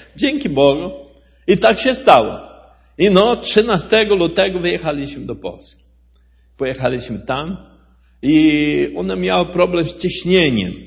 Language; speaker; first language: Polish; non-native, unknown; Portuguese